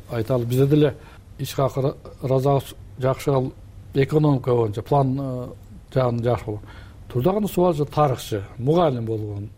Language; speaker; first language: Kyrgyz; native; Kyrgyz